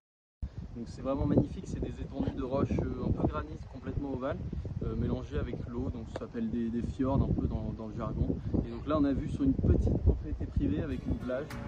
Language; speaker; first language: French; native; French